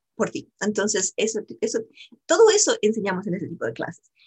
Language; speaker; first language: Spanish; native; Spanish